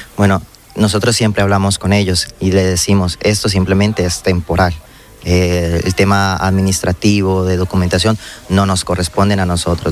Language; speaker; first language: Spanish; native; Spanish